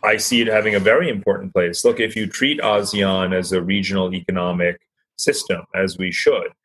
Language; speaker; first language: English; native; English